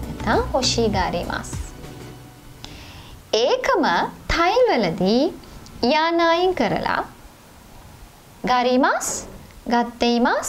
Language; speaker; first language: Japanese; non-native, fluent; Sinhala